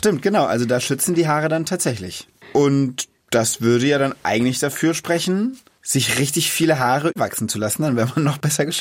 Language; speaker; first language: German; native; German